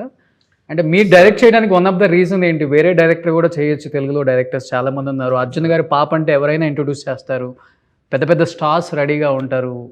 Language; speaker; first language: Telugu; native; Telugu